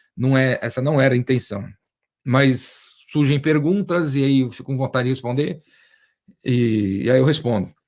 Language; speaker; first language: Portuguese; native; Portuguese